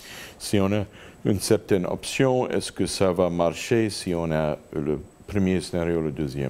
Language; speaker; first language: French; non-native, fluent; English